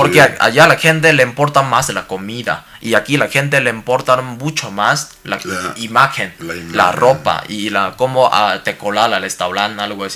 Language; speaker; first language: Spanish; non-native, learner; Cantonese